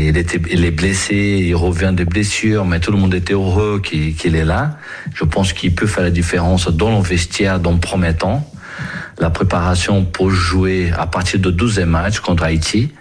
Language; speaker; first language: French; non-native, fluent; Portuguese